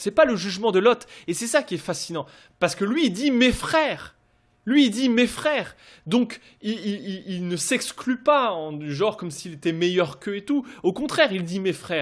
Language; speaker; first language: French; native; French